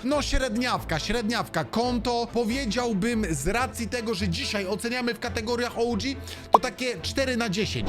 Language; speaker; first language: Polish; native; Polish